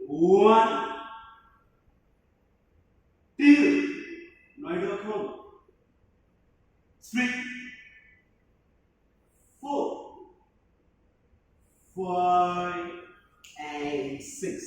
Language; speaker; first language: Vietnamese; non-native, learner; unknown